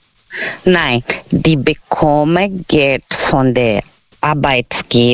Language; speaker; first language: German; non-native, learner; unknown